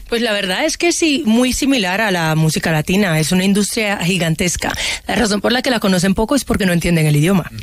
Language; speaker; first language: Spanish; early bilingual, other home language; Haitian Creole